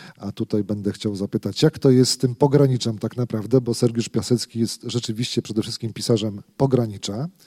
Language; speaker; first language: Polish; native; Polish